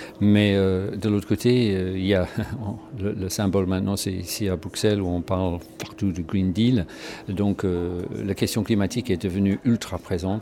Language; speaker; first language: French; native; French